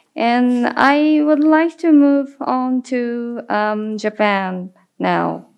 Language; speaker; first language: English; non-native, fluent; Japanese